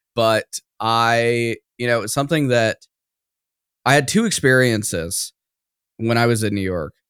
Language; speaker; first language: English; native; English